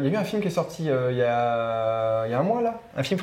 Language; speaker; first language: French; native; French